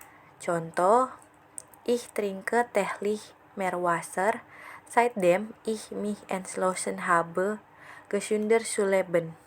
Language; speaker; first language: German; non-native, fluent; Indonesian